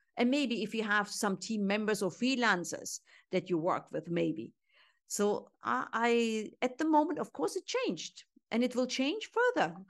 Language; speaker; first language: English; non-native, fluent; Turkish